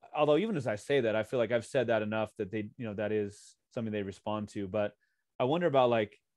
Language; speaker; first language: English; native; English